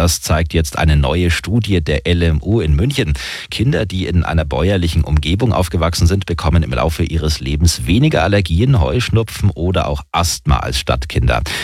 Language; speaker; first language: German; native; German